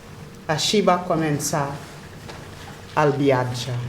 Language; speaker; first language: Catalan; non-native, fluent; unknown